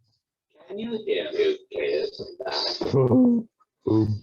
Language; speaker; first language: English; native; English